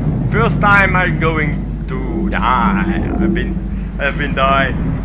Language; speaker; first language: English; non-native, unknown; Dutch